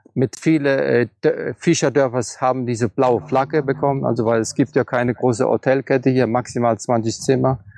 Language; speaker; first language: German; native; German